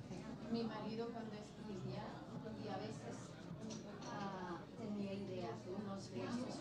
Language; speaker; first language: Spanish; non-native, fluent; Macedonian